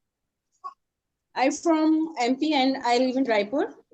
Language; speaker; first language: English; non-native, learner; Hindi